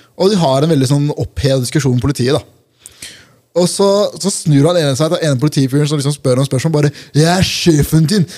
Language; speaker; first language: Norwegian; early bilingual, other home language; Punjabi